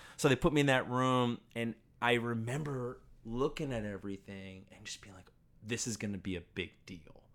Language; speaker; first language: English; native; English